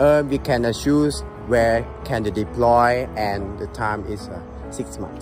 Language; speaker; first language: English; non-native, learner; Thai